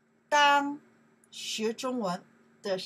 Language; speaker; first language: Chinese; non-native, learner; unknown